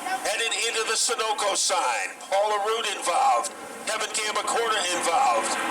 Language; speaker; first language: English; native; English